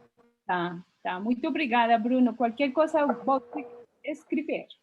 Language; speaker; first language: Portuguese; non-native, fluent; Spanish